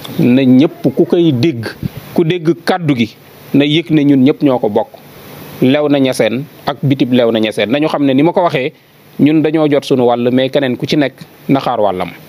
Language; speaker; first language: Wolof; native; Wolof